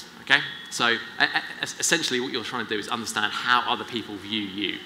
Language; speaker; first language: English; native; English